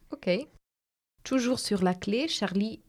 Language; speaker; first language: French; non-native, fluent; German